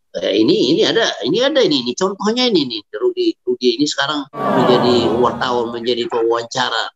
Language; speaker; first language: Indonesian; non-native, local second language; Batak Toba